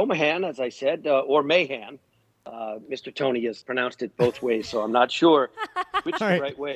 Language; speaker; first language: English; native; English